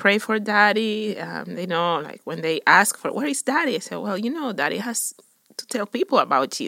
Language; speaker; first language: English; non-native, fluent; Spanish